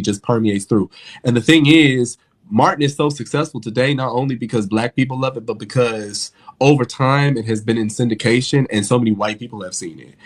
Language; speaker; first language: English; native; English